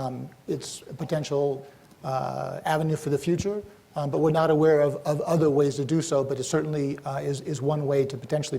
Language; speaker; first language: English; native; English